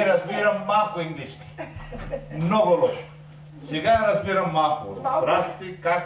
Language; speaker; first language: Bulgarian; non-native, learner; Swahili